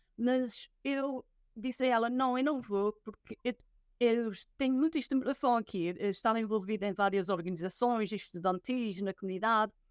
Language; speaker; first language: Portuguese; native; Portuguese